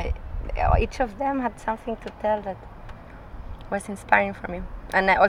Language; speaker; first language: English; non-native, fluent; Spanish